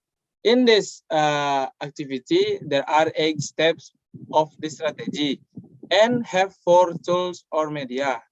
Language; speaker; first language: English; non-native, learner; Indonesian